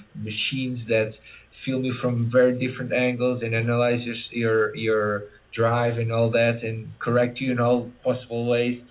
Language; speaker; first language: English; early bilingual, other home language; Portuguese